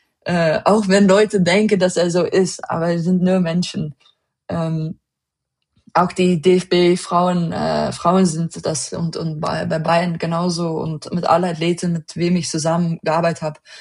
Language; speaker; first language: German; non-native, fluent; Dutch